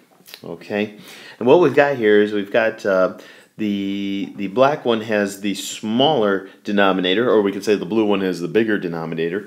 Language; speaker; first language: English; native; English